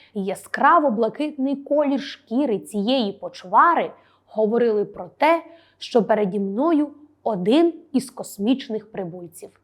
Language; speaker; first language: Ukrainian; native; Ukrainian